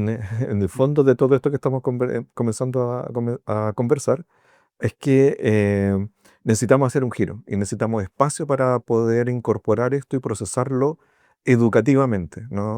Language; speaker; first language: Spanish; native; Spanish